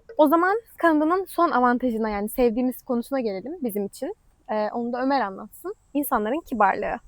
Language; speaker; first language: Turkish; native; Turkish